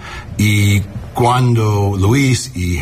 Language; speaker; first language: Spanish; early bilingual, heritage; English